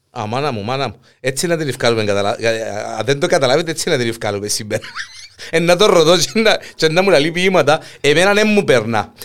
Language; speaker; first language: Greek; native; Greek